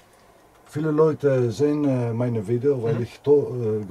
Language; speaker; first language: German; non-native, learner; Greek